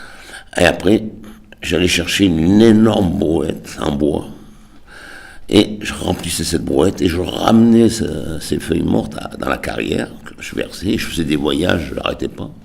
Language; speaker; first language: French; native; French